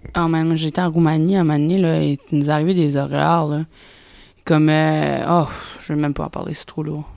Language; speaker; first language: French; native; French